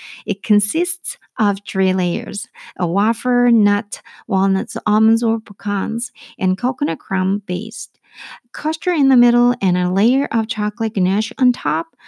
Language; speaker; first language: English; non-native, fluent; Korean